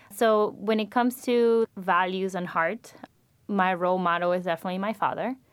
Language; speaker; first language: English; non-native, fluent; Spanish